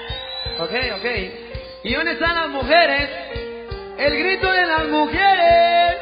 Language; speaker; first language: Spanish; native; Spanish